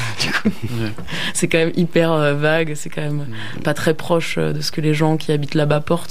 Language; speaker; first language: French; native; French